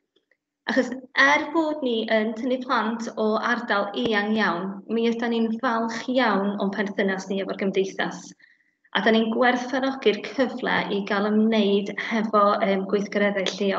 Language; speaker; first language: Welsh; native; Welsh